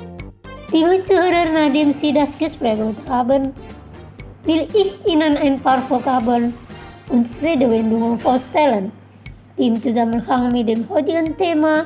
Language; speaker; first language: German; non-native, fluent; Indonesian